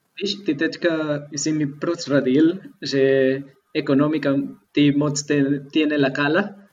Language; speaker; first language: Czech; non-native, fluent; Spanish